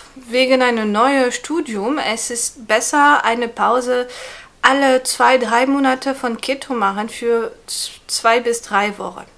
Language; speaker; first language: German; non-native, fluent; French